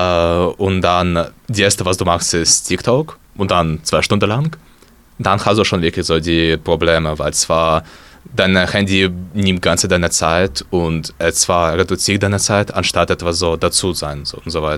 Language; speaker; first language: German; non-native, learner; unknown